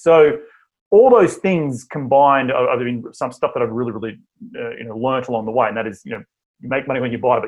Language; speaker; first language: English; native; English